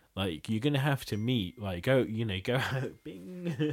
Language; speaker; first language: English; early bilingual, other home language; Bangla